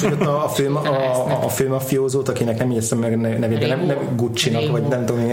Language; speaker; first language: Hungarian; native; Hungarian